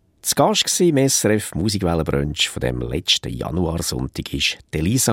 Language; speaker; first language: German; native; German